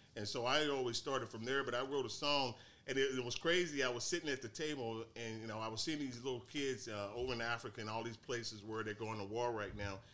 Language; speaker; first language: English; native; English